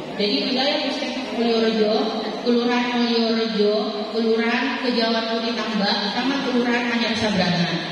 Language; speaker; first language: Indonesian; native; Indonesian